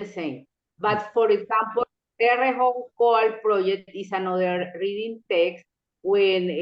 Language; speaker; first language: English; non-native, local second language; Spanish